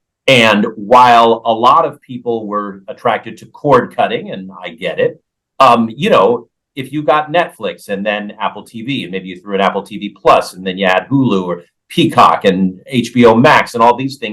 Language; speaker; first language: English; native; English